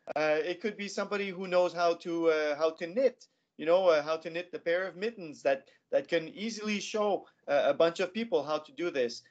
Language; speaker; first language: English; non-native, local second language; French